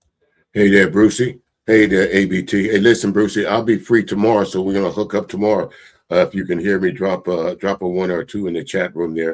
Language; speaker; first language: English; native; English